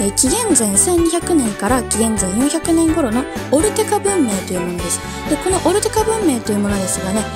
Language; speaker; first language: Japanese; native; Japanese